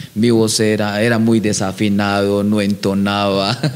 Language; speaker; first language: Spanish; native; Spanish